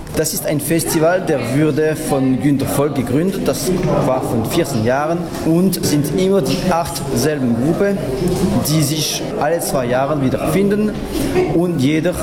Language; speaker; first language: German; non-native, local second language; French